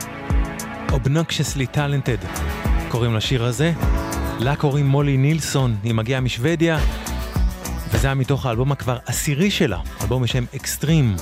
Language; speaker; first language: Hebrew; native; Hebrew